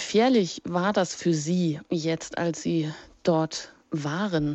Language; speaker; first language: German; native; German